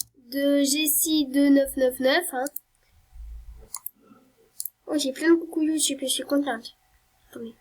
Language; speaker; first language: French; native; French